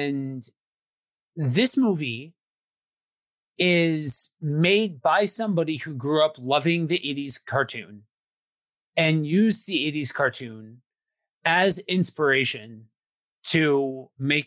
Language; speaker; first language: English; native; English